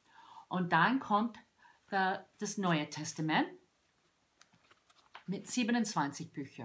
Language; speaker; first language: German; non-native, fluent; English